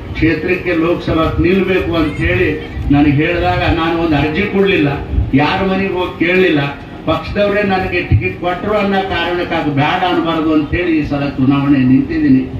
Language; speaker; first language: Kannada; native; Kannada